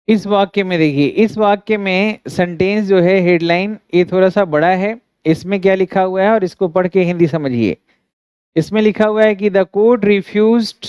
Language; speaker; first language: Hindi; native; Hindi